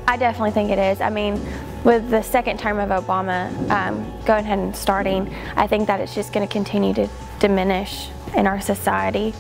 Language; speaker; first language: English; native; English